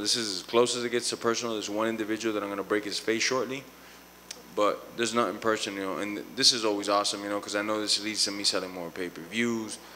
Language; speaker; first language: English; early bilingual, other home language; Spanish